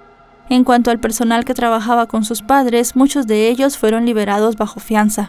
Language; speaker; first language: Spanish; native; Spanish